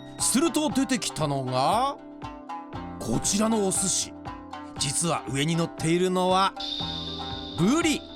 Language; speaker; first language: Japanese; native; Japanese